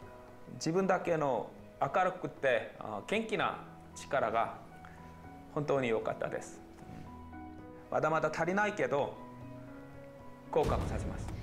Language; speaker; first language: Japanese; non-native, learner; Korean